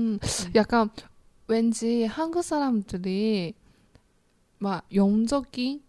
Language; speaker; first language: Korean; non-native, fluent; Chinese